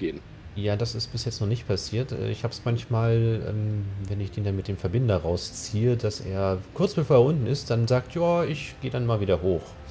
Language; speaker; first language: German; native; German